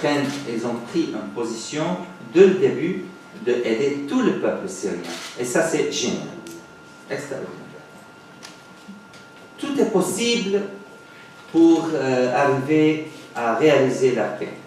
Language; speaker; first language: French; non-native, fluent; Arabic